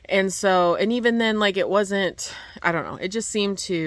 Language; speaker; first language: English; native; English